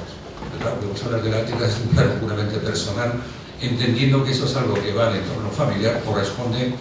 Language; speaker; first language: Spanish; native; Spanish